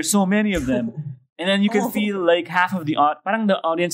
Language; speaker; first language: English; non-native, local second language; Filipino